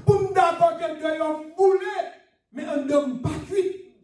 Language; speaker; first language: French; non-native, learner; English